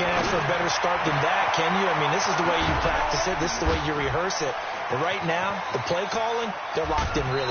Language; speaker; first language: English; native; English